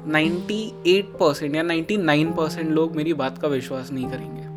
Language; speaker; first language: Hindi; native; Hindi